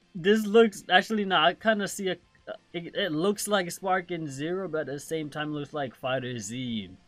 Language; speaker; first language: English; non-native, local second language; Jamaican Creole English